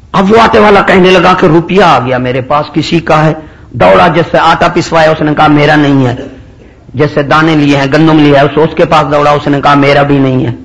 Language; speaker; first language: Urdu; non-native, local second language; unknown